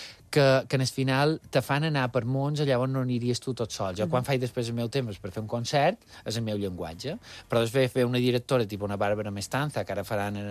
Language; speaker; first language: Catalan; native; Catalan